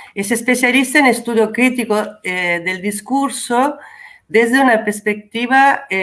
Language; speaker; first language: Spanish; non-native, fluent; Italian